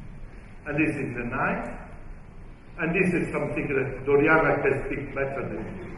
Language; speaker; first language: English; non-native, fluent; Italian